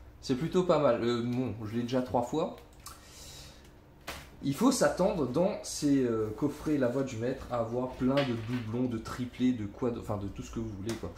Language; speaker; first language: French; native; French